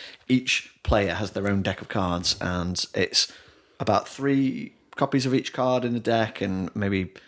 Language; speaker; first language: English; native; English